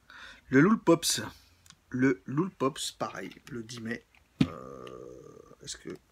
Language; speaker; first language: French; native; French